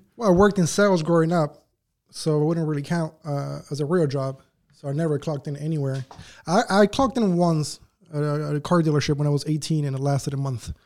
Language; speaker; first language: English; early bilingual, other home language; Spanish